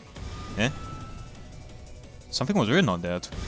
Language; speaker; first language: English; native; English